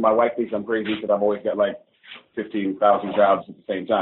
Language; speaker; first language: English; native; English